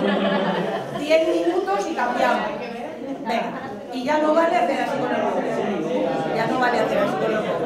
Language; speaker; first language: Spanish; native; Spanish